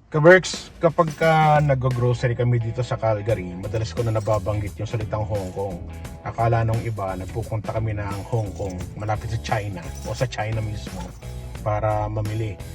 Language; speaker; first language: Filipino; non-native, local second language; Pampanga